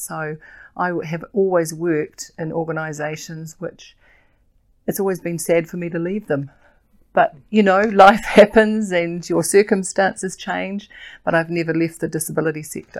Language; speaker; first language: English; native; English